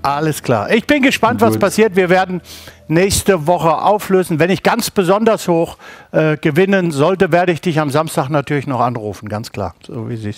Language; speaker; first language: German; native; German